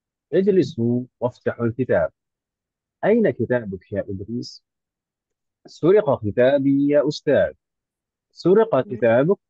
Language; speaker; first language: Arabic; non-native, fluent; Indonesian